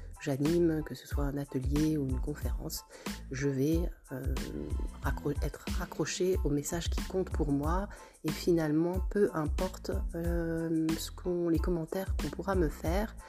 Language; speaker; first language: French; native; French